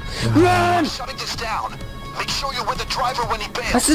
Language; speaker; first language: German; native; German